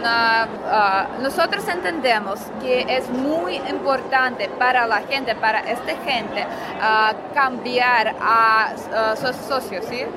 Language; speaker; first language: Spanish; non-native, learner; Russian